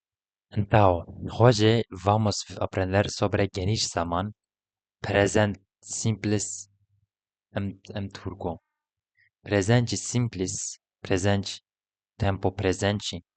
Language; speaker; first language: Portuguese; non-native, learner; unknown